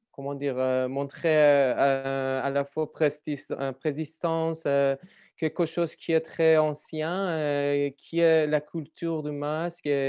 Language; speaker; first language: French; non-native, learner; Persian